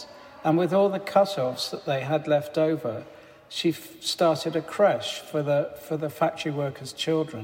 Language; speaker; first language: English; native; English